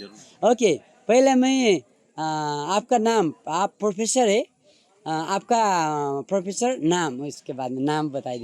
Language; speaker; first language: Hindi; non-native, learner; Nepali